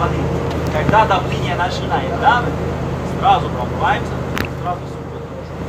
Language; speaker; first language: Russian; non-native, learner; Arabic